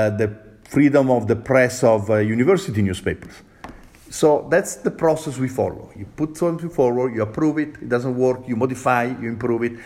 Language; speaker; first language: English; non-native, fluent; Italian